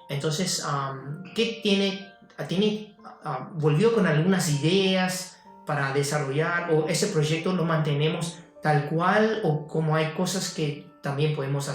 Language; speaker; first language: Spanish; non-native, fluent; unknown